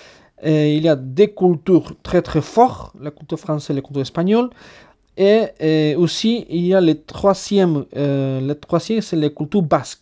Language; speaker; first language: French; non-native, fluent; Basque